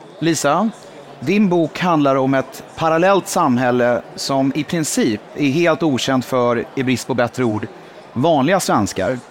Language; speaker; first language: Swedish; native; Swedish